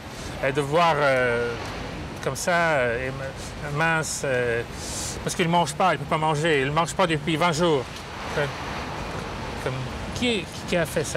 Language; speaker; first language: French; non-native, fluent; Russian